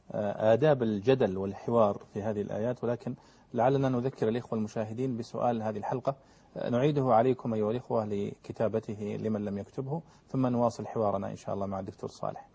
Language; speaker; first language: Arabic; native; Arabic